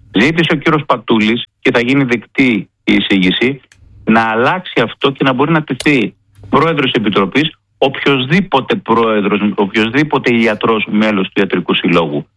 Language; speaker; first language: Greek; native; Greek